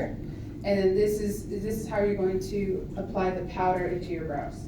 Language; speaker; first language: English; native; English